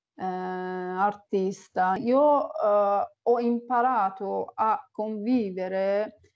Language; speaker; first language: Italian; non-native, fluent; Persian